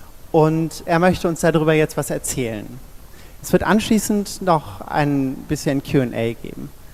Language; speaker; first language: German; native; German